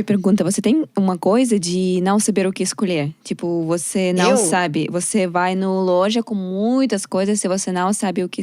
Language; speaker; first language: Portuguese; non-native, learner; Russian